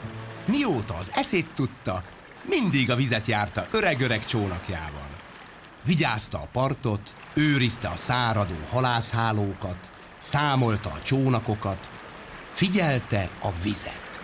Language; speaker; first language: Hungarian; native; Hungarian